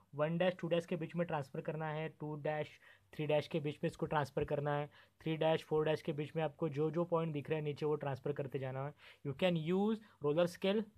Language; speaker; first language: Hindi; non-native, local second language; Marathi